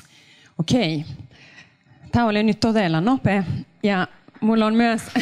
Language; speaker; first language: Finnish; non-native, local second language; Swedish